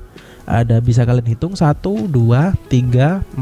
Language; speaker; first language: Indonesian; native; Indonesian